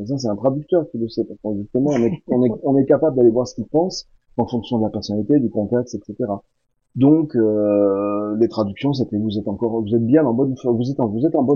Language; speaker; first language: French; native; French